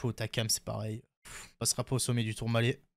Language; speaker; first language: French; native; French